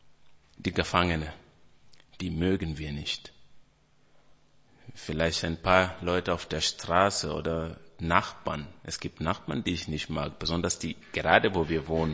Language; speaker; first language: German; non-native, fluent; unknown